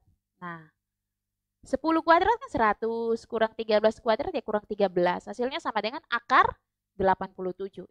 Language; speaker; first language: Indonesian; native; Indonesian